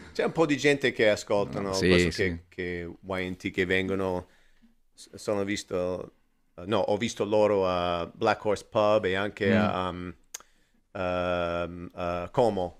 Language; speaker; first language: Italian; non-native, learner; English